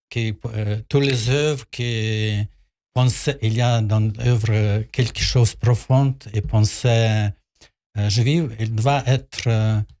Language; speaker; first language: French; non-native, learner; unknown